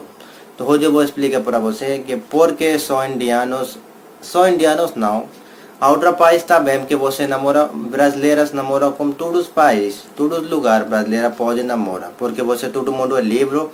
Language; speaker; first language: Portuguese; non-native, learner; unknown